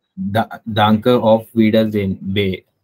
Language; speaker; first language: German; non-native, learner; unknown